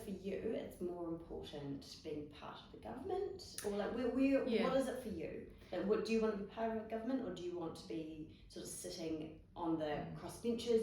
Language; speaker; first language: English; native; English